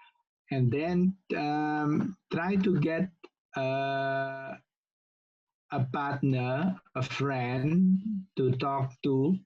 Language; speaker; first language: English; non-native, local second language; Indonesian